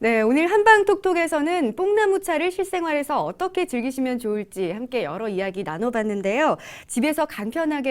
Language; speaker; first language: Korean; native; Korean